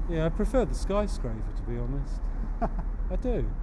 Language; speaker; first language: English; native; English